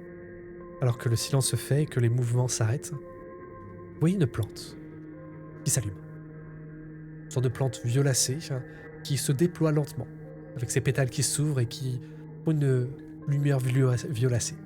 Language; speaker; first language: French; native; French